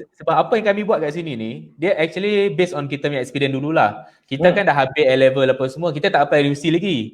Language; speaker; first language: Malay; native; Malay